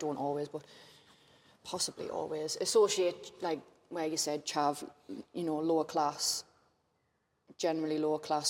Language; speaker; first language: English; native; English